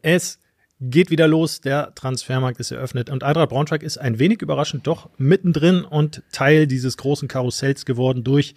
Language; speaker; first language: German; native; German